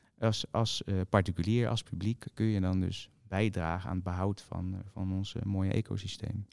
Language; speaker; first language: Dutch; native; Dutch